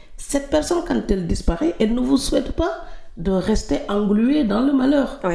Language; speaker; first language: French; non-native, local second language; Serer